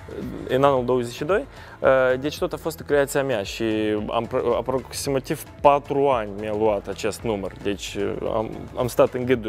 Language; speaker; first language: Romanian; non-native, local second language; Russian